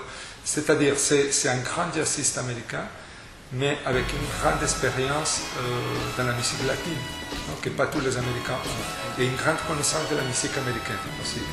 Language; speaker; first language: French; non-native, fluent; Spanish